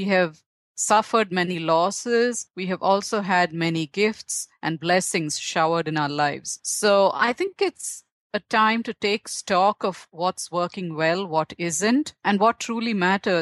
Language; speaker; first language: English; non-native, local second language; Tamil